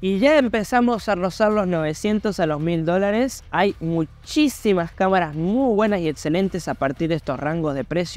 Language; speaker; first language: Spanish; native; Spanish